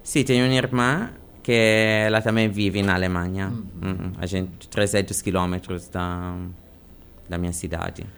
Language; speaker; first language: Portuguese; non-native, fluent; Italian